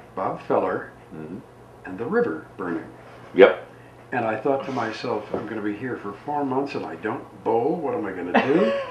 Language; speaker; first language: English; native; English